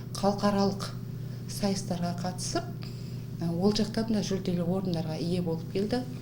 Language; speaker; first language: Kazakh; native; Kazakh